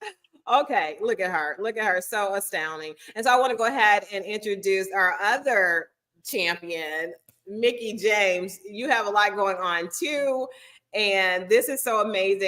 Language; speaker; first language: English; native; English